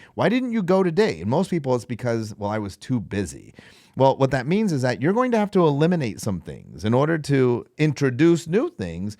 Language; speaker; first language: English; native; English